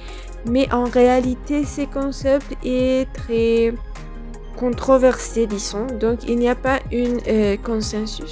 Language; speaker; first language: French; non-native, fluent; Spanish